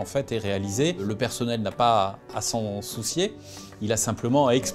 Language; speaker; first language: French; native; French